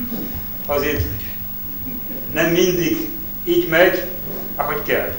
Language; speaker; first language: Hungarian; non-native, learner; Polish